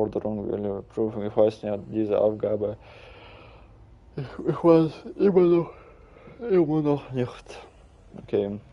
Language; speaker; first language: German; non-native, learner; Russian